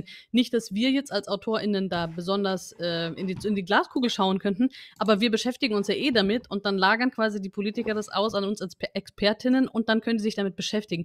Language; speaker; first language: German; native; German